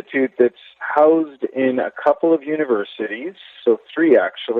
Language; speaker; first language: English; native; English